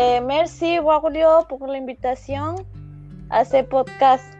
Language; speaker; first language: French; non-native, learner; Spanish